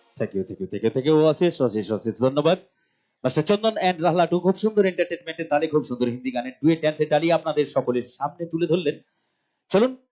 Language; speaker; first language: Bangla; non-native, local second language; Santali